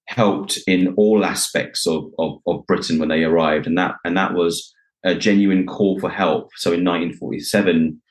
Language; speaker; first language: English; native; English